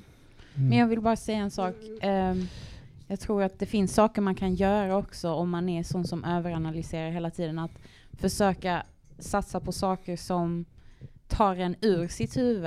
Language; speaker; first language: Swedish; native; Swedish